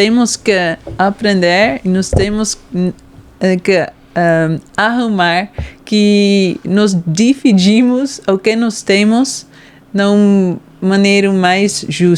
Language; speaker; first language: Portuguese; non-native, fluent; Dutch